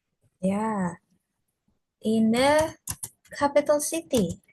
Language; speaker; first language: English; non-native, fluent; Indonesian